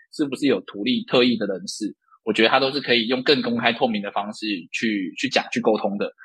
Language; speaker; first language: Chinese; native; Chinese